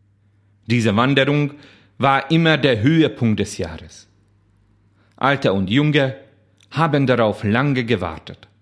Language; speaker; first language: German; non-native, fluent; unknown